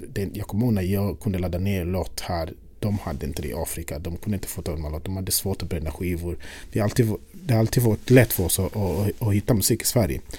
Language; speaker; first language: Swedish; non-native, fluent; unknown